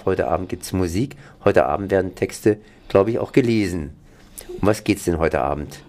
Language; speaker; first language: German; native; German